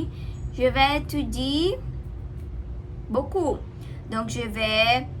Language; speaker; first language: French; non-native, learner; Portuguese